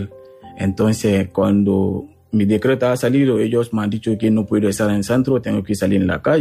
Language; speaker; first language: Spanish; non-native, learner; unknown